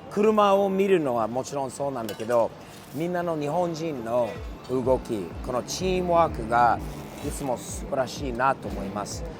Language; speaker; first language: Japanese; non-native, fluent; English